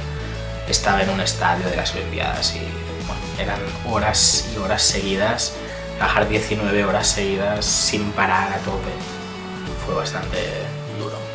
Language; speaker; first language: Spanish; early bilingual, other home language; Italian